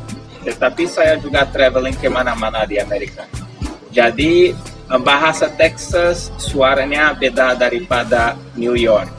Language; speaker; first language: Indonesian; non-native, fluent; Portuguese